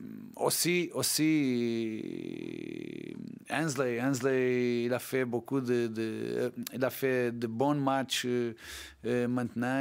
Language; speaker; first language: French; non-native, learner; Portuguese